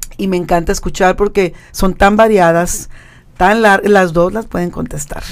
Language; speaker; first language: Spanish; native; Spanish